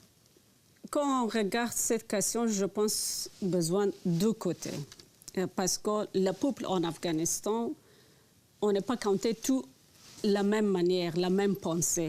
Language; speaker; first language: French; non-native, learner; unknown